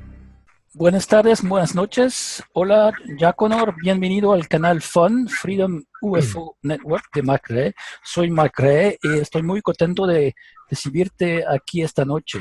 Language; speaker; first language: Spanish; non-native, learner; French